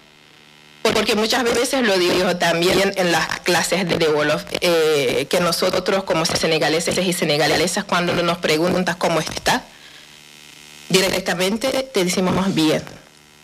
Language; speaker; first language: Spanish; non-native, fluent; Wolof